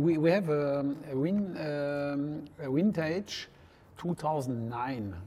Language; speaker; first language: English; non-native, learner; French